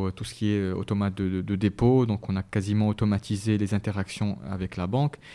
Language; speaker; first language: French; non-native, local second language; Arabic